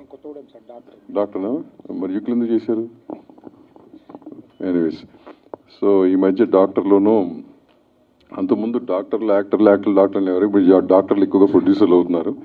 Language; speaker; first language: Telugu; native; Telugu